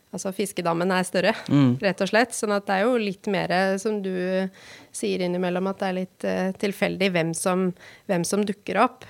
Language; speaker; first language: Norwegian; native; Norwegian